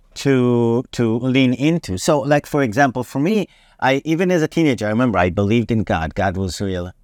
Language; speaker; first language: English; non-native, fluent; Hebrew